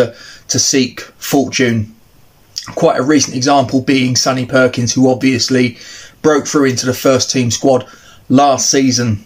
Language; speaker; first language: English; native; English